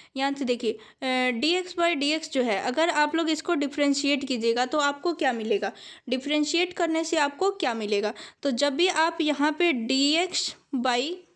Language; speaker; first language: Hindi; native; Hindi